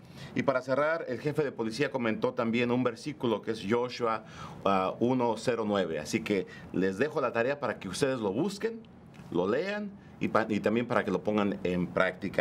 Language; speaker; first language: Spanish; native; Spanish